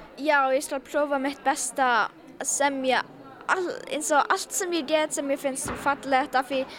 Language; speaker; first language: Icelandic; non-native, learner; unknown